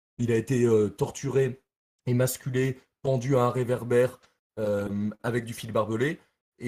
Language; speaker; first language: French; native; French